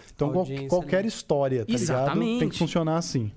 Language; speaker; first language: Portuguese; native; Portuguese